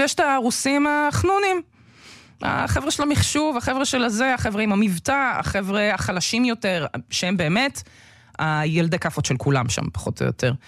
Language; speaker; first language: Hebrew; early bilingual, other home language; Russian